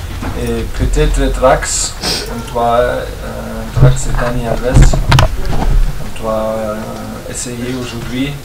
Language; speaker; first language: French; non-native, fluent; German